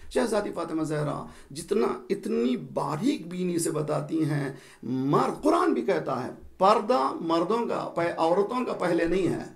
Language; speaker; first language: Urdu; native; Urdu